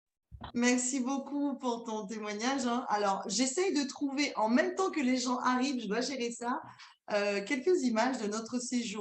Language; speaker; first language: French; native; French